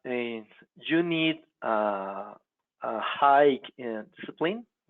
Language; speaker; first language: English; non-native, local second language; Spanish